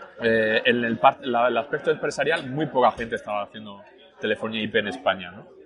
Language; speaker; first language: Spanish; early bilingual, other home language; French